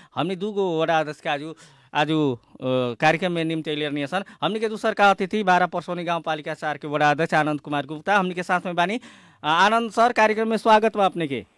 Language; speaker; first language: Bhojpuri; native; Bhojpuri